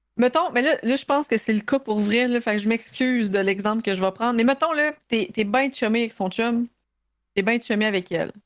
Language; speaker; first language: French; native; French